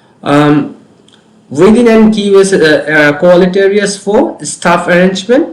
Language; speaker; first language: English; non-native, local second language; Bangla